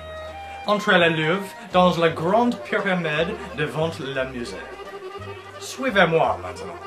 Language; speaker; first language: French; non-native, learner; English